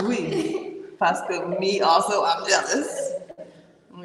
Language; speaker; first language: French; non-native, learner; English